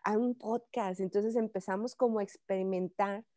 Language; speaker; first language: Spanish; native; Spanish